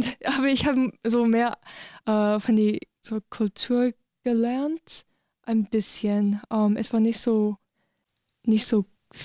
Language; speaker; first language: German; non-native, learner; English